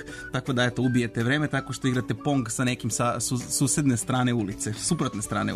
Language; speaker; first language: Serbian; native; Serbian